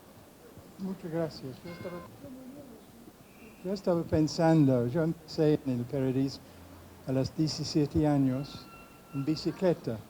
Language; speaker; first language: Spanish; non-native, fluent; English